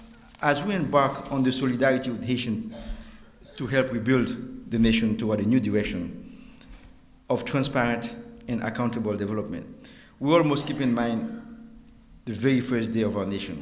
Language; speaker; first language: English; non-native, fluent; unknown